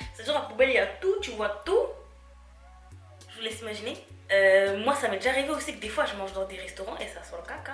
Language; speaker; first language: French; native; French